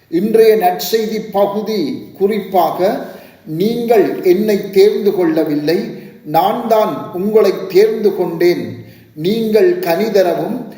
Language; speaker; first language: Tamil; native; Tamil